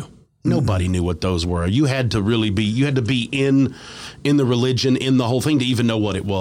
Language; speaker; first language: English; native; English